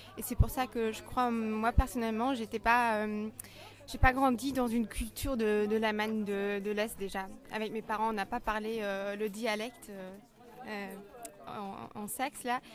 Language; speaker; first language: French; non-native, fluent; German